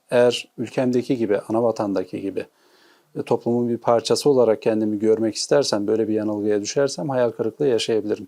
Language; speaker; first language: Turkish; native; Turkish